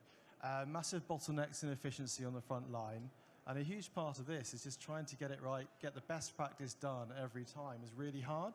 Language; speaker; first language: English; native; English